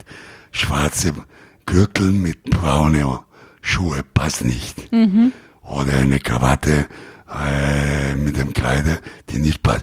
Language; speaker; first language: German; non-native, learner; Italian